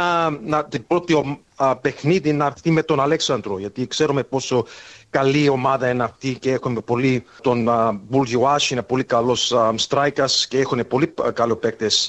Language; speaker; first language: Greek; early bilingual, heritage; Greek